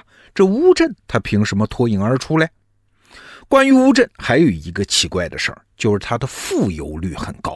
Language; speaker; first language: Chinese; native; Chinese